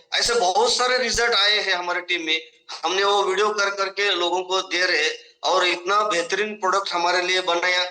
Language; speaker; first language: Hindi; non-native, local second language; Marathi